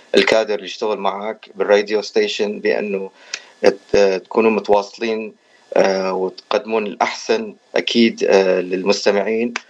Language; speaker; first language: Arabic; native; Arabic